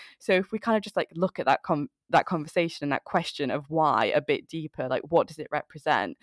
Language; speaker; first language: English; early bilingual, other home language; Bangla